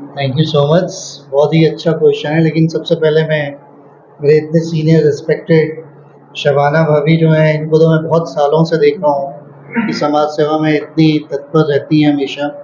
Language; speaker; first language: Hindi; native; Hindi